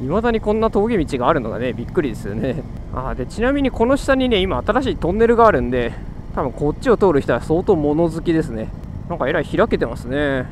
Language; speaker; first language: Japanese; native; Japanese